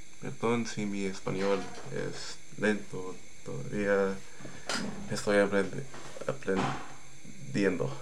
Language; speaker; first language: Spanish; non-native, learner; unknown